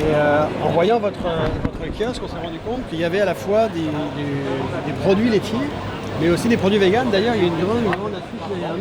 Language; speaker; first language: French; native; French